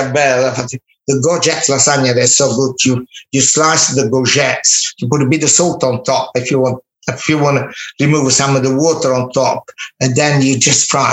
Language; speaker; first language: English; non-native, fluent; Italian